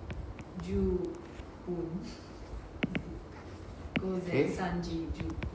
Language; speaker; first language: Japanese; non-native, learner; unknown